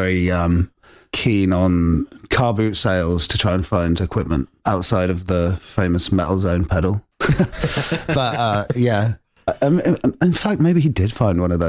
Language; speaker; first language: English; native; English